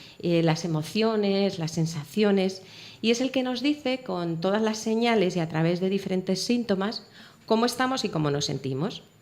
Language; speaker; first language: Spanish; native; Spanish